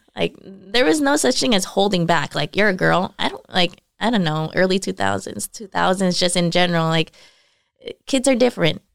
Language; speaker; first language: English; early bilingual, other home language; Filipino